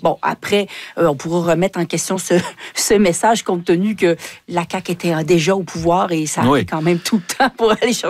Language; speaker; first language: French; native; French